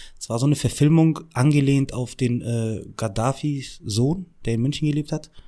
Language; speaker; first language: German; early bilingual, other home language; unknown